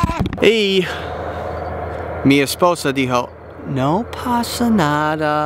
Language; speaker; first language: Spanish; non-native, learner; English